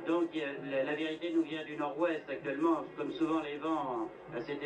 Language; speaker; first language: French; native; French